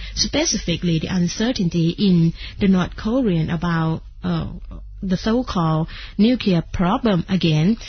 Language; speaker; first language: English; non-native, fluent; Thai